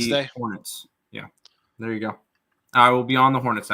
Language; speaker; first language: English; native; English